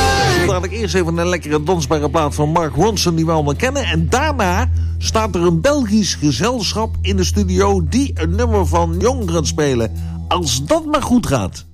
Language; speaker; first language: Dutch; native; Dutch